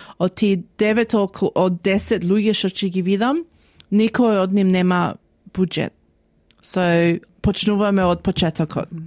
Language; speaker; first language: Macedonian; early bilingual, heritage; Macedonian